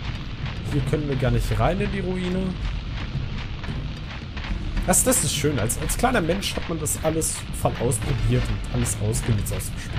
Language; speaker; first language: German; native; German